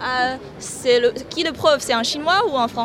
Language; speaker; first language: French; non-native, learner; Chinese